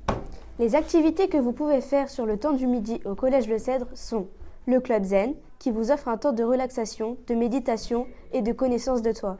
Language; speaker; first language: French; native; French